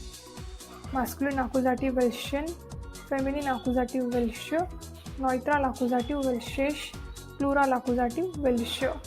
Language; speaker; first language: German; non-native, fluent; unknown